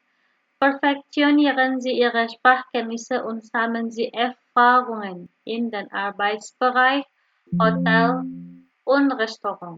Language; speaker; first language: German; non-native, learner; Indonesian